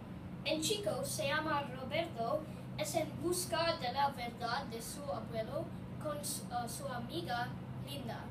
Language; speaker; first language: Spanish; non-native, learner; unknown